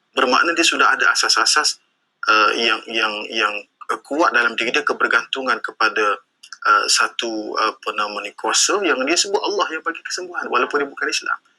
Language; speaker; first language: Malay; native; Malay